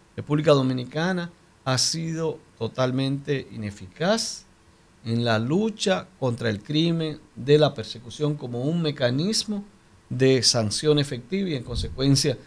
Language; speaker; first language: Spanish; native; Spanish